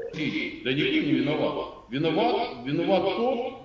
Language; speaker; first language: Russian; native; Russian